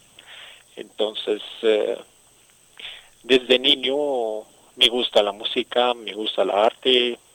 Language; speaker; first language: Spanish; non-native, fluent; Arabic